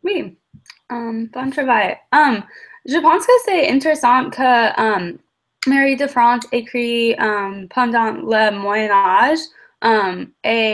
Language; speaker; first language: French; non-native, learner; English